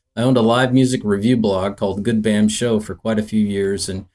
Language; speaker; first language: English; native; English